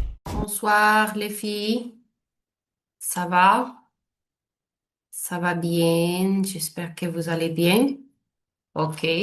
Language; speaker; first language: French; non-native, learner; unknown